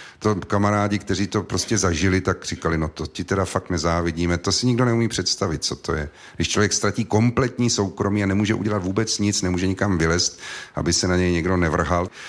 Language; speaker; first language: Czech; native; Czech